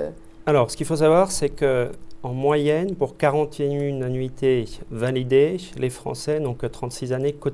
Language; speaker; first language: French; native; French